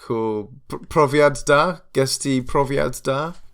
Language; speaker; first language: Welsh; non-native, local second language; English